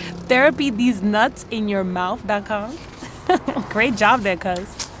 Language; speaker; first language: English; native; English